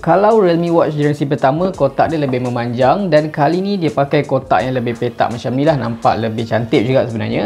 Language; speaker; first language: Malay; native; Malay